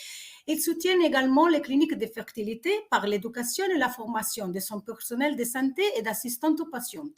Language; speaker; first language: French; non-native, fluent; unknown